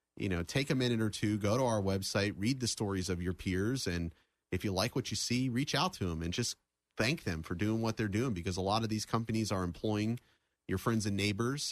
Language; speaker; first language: English; native; English